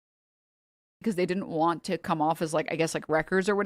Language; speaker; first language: English; native; English